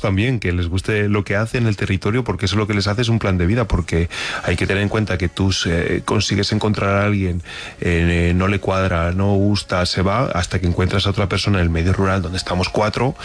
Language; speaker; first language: Spanish; native; Spanish